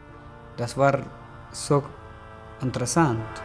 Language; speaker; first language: German; non-native, learner; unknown